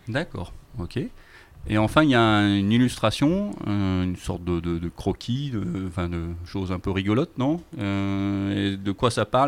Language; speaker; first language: French; native; French